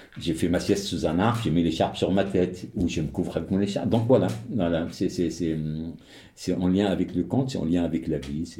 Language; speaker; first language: French; non-native, local second language; Arabic